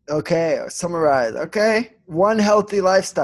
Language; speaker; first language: English; non-native, fluent; Swedish